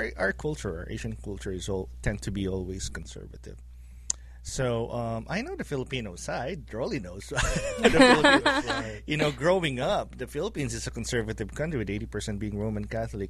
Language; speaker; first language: English; non-native, local second language; Filipino